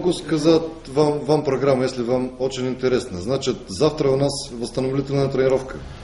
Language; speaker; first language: Russian; non-native, fluent; Bulgarian